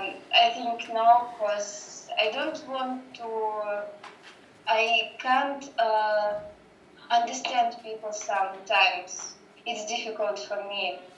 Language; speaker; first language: English; non-native, learner; Russian